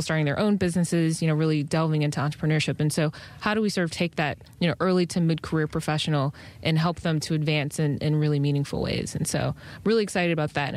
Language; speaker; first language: English; native; English